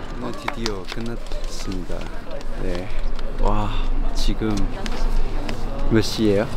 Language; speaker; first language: Korean; non-native, fluent; Cantonese